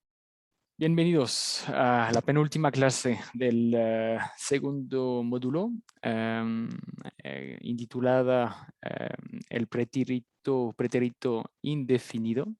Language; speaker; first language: Spanish; non-native, fluent; French